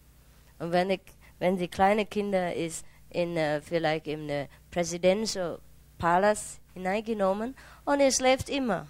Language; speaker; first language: German; non-native, learner; Vietnamese